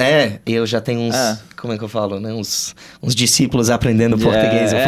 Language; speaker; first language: Portuguese; non-native, fluent; English